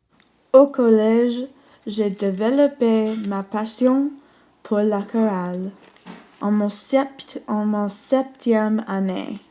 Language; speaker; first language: French; non-native, learner; English